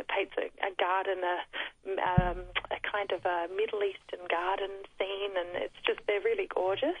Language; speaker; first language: English; native; English